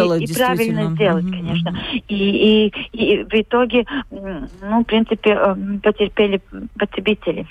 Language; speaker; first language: Russian; non-native, local second language; Latvian